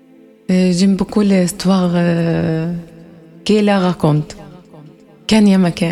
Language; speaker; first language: French; non-native, learner; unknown